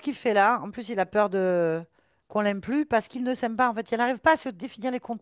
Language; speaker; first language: French; native; French